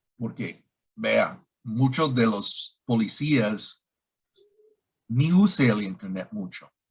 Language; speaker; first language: Spanish; non-native, learner; English